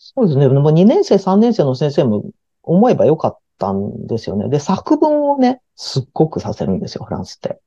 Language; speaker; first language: Japanese; early bilingual, heritage; Japanese